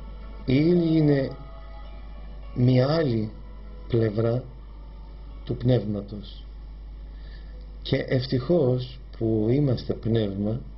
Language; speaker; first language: Greek; native; Greek